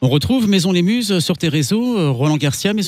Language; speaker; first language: French; native; French